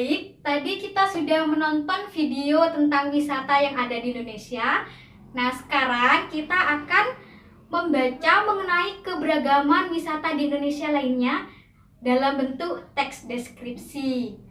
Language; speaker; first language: Indonesian; native; Indonesian